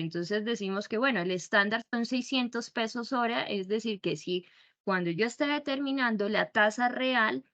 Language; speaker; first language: Spanish; native; Spanish